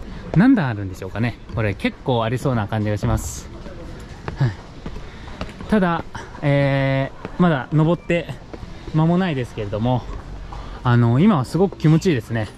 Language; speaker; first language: Japanese; native; Japanese